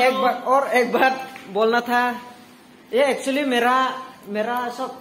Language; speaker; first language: Hindi; non-native, local second language; Kok Borok